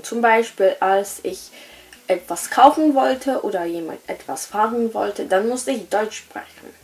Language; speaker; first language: German; non-native, learner; Polish